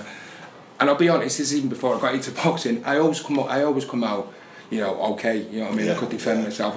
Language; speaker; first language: English; native; English